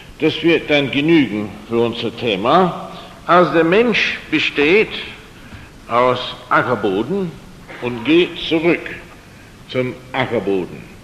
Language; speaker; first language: German; non-native, fluent; English